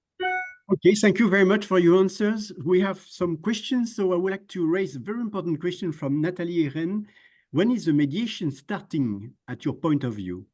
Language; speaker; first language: English; non-native, fluent; French